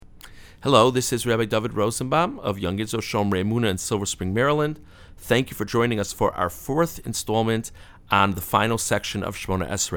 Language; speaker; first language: English; native; English